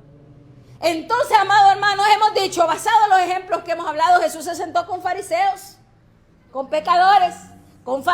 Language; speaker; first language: Spanish; native; Spanish